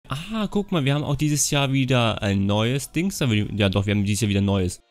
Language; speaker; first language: German; native; German